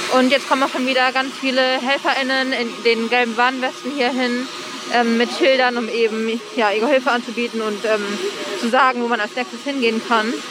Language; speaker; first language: German; native; German